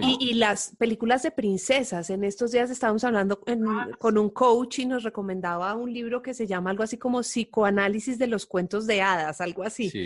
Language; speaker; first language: Spanish; native; Spanish